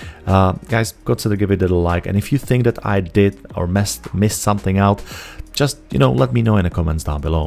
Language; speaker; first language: English; non-native, fluent; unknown